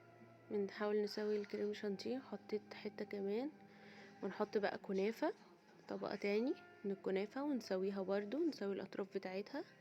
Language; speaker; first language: Arabic; native; Arabic